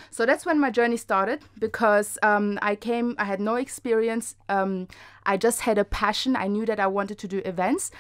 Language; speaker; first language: English; non-native, fluent; German